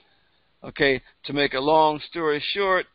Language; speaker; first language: English; native; English